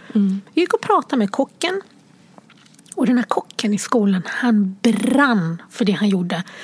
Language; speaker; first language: Swedish; early bilingual, other home language; Arabic